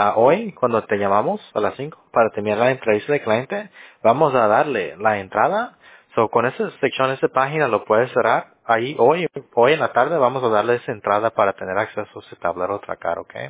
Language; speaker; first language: Spanish; native; Spanish